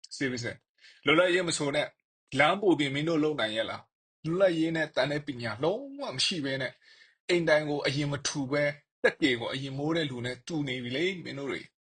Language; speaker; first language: Burmese; non-native, local second language; Kachin